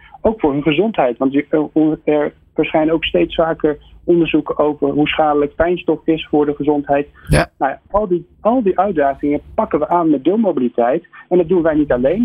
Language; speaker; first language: Dutch; native; Dutch